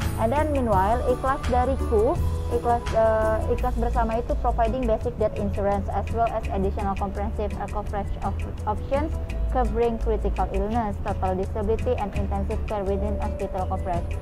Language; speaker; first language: English; non-native, local second language; Malay